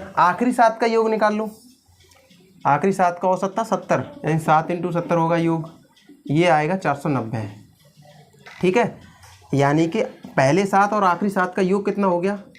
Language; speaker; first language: Hindi; native; Hindi